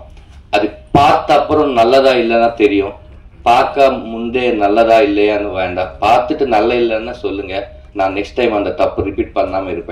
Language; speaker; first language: Tamil; non-native, learner; Telugu